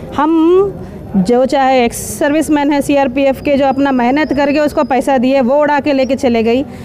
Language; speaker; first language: Hindi; non-native, local second language; Urdu